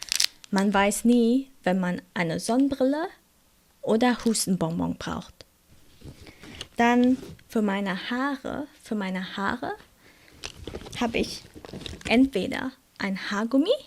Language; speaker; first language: German; non-native, fluent; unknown